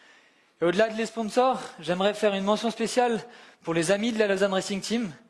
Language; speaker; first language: French; native; French